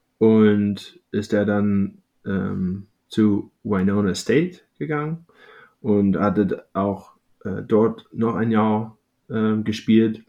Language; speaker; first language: German; non-native, fluent; English